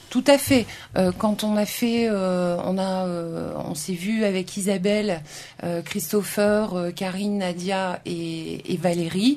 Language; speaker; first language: French; native; French